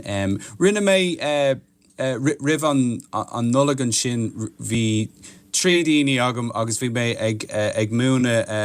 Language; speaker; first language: Irish; non-native, local second language; English